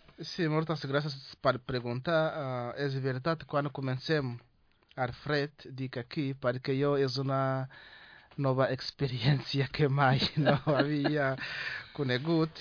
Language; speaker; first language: Catalan; non-native, fluent; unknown